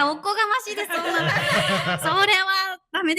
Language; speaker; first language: Japanese; native; Japanese